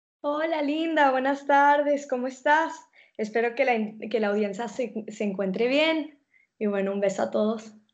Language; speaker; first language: Spanish; native; Spanish